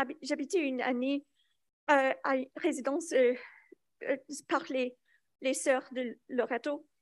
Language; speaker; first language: French; non-native, local second language; English